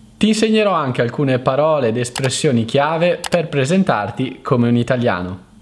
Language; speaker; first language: Italian; native; Italian